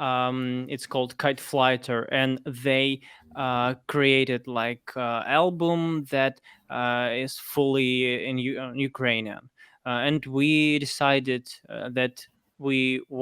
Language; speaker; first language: English; non-native, fluent; Russian